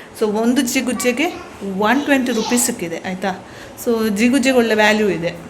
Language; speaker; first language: Kannada; non-native, local second language; Konkani